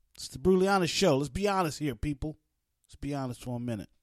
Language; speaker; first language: English; native; English